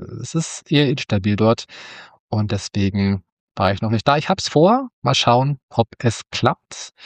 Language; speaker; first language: German; native; German